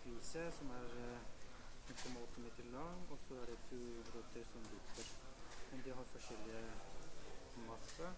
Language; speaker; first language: Norwegian; native; Norwegian